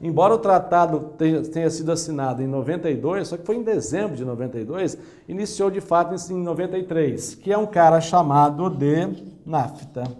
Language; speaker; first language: Portuguese; native; Portuguese